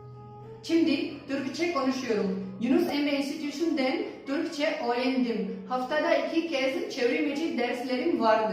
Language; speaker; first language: Turkish; non-native, learner; Gujarati